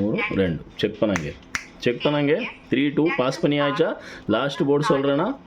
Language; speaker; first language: Tamil; non-native, learner; Kannada